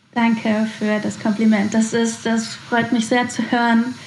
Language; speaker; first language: German; native; German